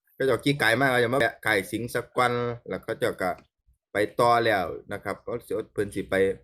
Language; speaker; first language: Thai; native; Thai